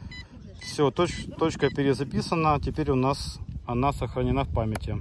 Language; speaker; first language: Russian; native; Russian